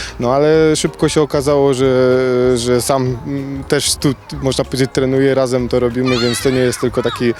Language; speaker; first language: Polish; native; Polish